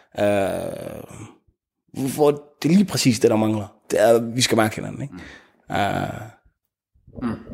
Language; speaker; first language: Danish; early bilingual, other home language; Arabic